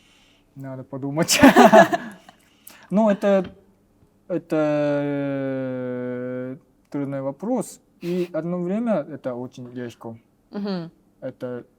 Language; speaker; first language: Russian; non-native, learner; Japanese